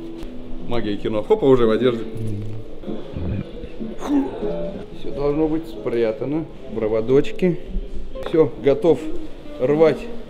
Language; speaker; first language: Russian; native; Russian